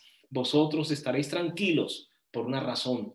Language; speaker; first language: Spanish; native; Spanish